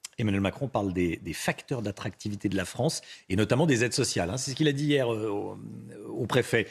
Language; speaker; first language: French; native; French